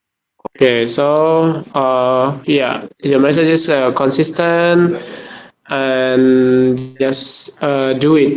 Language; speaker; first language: English; non-native, learner; Indonesian